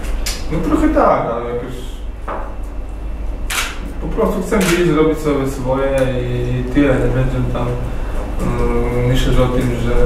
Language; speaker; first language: Polish; non-native, fluent; Slovak